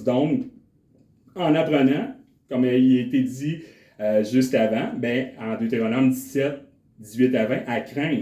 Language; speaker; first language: French; native; French